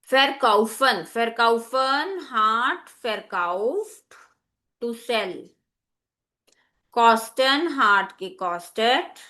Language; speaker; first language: German; non-native, learner; Hindi